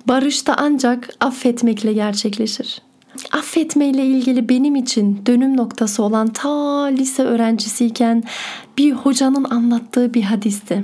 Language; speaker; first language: Turkish; early bilingual, heritage; Turkish